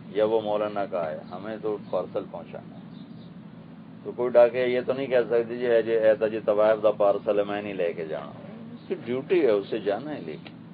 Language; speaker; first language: Urdu; non-native, local second language; Punjabi